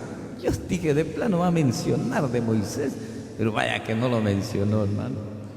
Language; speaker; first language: Spanish; native; Spanish